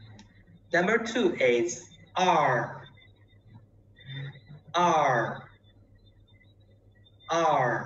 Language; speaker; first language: English; non-native, learner; Chinese